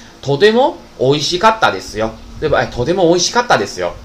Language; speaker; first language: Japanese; non-native, fluent; Chinese